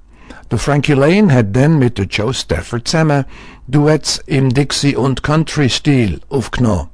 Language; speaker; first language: German; native; German